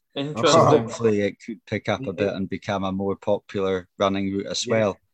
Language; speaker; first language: English; native; English